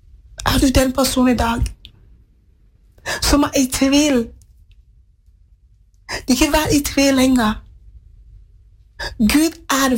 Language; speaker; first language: Norwegian; non-native, fluent; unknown